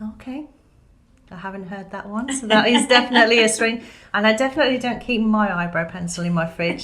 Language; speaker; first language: English; native; English